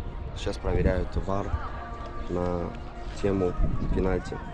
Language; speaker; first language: Russian; non-native, local second language; Tajik